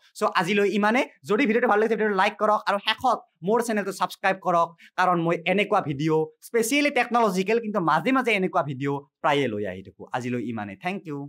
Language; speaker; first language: Assamese; native; Assamese